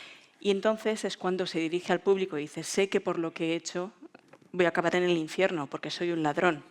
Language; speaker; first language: Spanish; native; Spanish